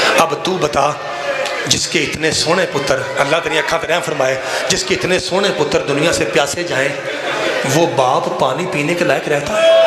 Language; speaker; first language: Urdu; non-native, local second language; Punjabi